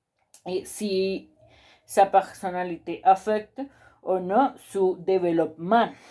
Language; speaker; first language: French; non-native, learner; Spanish